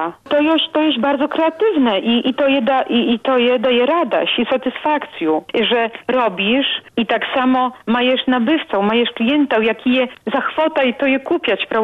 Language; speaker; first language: Polish; non-native, local second language; Belarusian